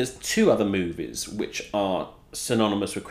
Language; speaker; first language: English; native; English